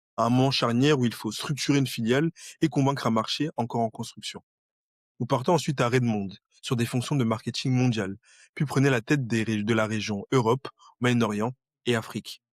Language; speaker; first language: French; native; French